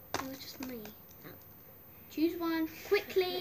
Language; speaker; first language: English; native; English